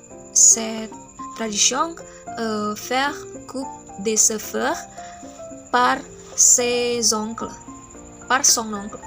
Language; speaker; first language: French; non-native, learner; Indonesian